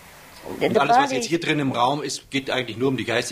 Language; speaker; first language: German; native; German